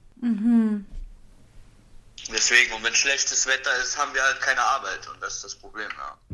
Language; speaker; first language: German; early bilingual, other home language; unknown